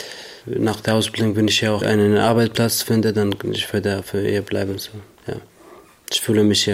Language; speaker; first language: German; non-native, learner; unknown